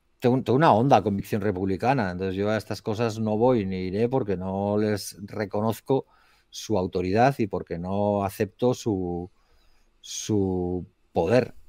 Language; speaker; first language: Spanish; native; Spanish